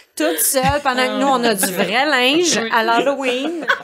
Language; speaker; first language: French; native; French